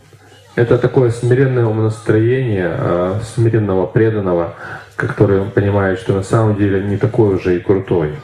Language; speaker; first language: Russian; native; Russian